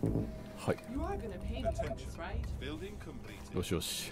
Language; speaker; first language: Japanese; native; Japanese